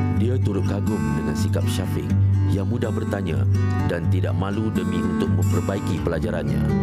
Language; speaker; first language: Malay; native; Malay